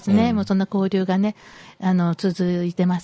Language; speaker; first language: Japanese; native; Japanese